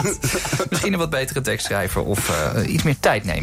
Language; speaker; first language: Dutch; native; Dutch